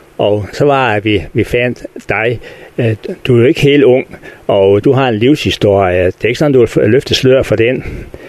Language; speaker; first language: Danish; native; Danish